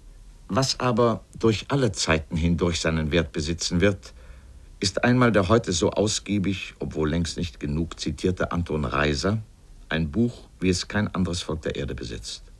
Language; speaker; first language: German; native; German